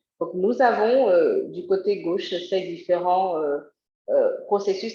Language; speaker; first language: French; native; French